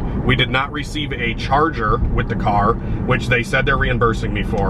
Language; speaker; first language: English; native; English